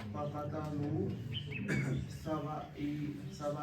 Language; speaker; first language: Arabic; non-native, learner; Urdu